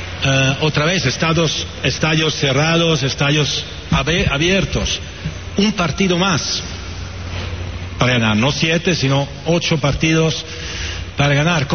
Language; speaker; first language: Spanish; non-native, fluent; Italian